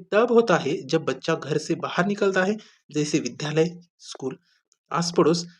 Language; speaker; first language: Hindi; non-native, local second language; Marathi